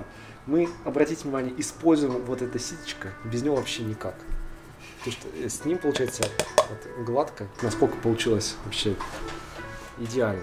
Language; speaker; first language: Russian; native; Russian